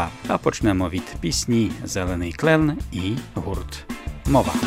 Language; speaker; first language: Ukrainian; native; Ukrainian